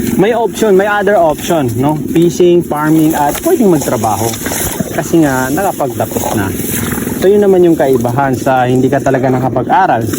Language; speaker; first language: Filipino; non-native, local second language; Maguindanaon